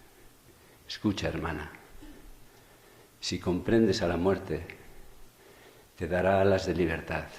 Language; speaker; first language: Spanish; native; Spanish